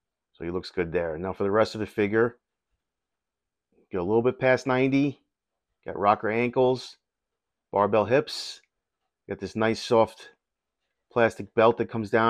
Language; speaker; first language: English; native; English